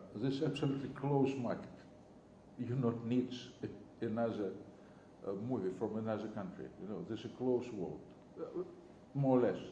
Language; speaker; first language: English; non-native, learner; Russian